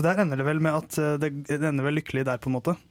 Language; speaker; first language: Norwegian; native; Norwegian